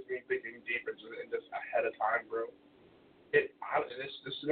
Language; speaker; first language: English; native; English